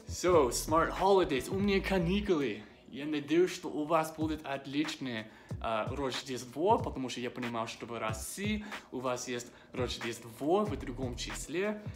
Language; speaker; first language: Russian; non-native, fluent; English